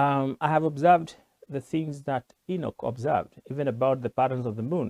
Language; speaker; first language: English; non-native, local second language; Kikuyu